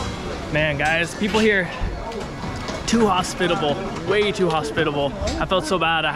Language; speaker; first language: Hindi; non-native, fluent; English